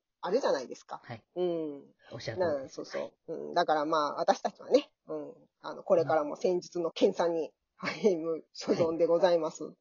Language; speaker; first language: Japanese; native; Japanese